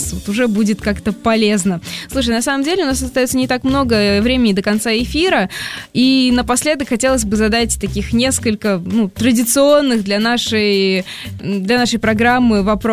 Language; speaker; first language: Russian; native; Russian